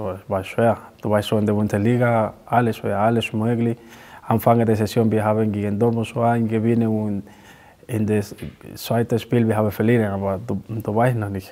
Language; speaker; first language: German; non-native, learner; Spanish